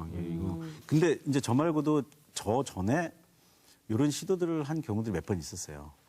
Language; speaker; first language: Korean; native; Korean